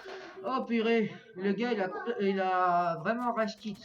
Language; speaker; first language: French; native; French